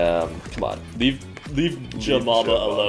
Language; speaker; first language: English; native; English